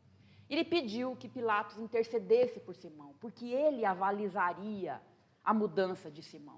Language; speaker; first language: Portuguese; native; Portuguese